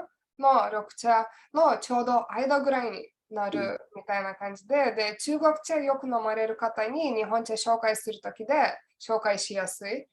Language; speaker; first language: Japanese; non-native, learner; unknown